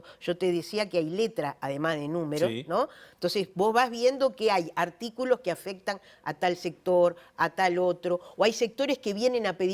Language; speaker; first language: Spanish; native; Spanish